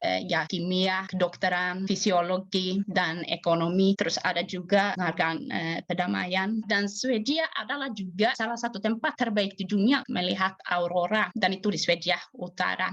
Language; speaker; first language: Indonesian; non-native, fluent; Swedish